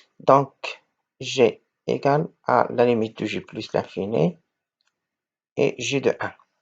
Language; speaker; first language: French; non-native, local second language; Arabic